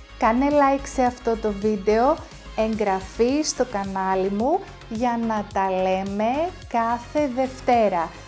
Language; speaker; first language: Greek; native; Greek